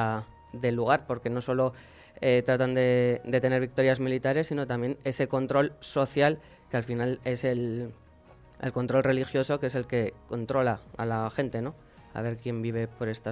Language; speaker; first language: Spanish; native; Spanish